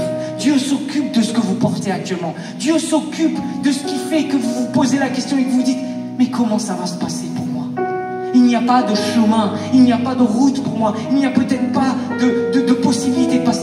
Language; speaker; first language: French; native; French